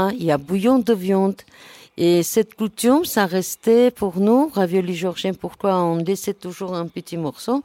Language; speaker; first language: French; non-native, learner; Armenian